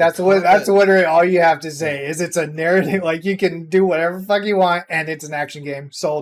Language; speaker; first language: English; native; English